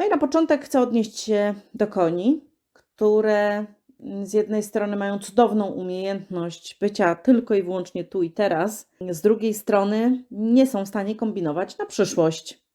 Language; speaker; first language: Polish; native; Polish